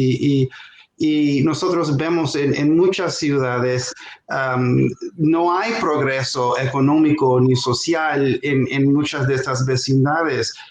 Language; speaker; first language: Spanish; non-native, fluent; English